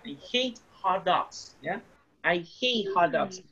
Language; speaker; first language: English; non-native, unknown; Spanish